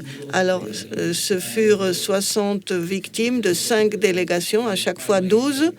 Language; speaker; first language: French; non-native, fluent; Spanish